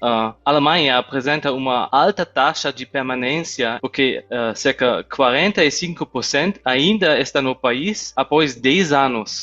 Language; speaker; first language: Portuguese; non-native, fluent; German